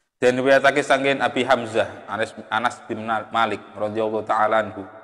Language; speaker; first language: Indonesian; non-native, local second language; Javanese